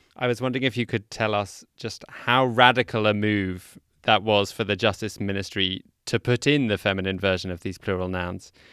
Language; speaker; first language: English; native; English